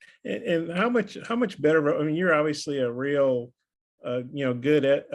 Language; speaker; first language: English; native; English